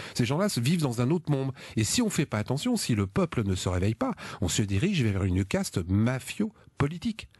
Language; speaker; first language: French; native; French